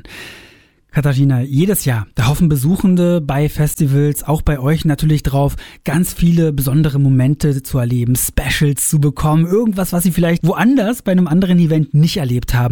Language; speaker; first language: German; native; German